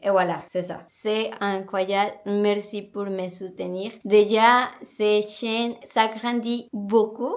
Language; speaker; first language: French; non-native, learner; Spanish